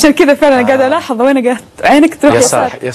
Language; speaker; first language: Arabic; native; Arabic